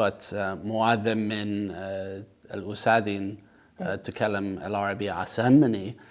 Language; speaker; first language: Arabic; non-native, learner; English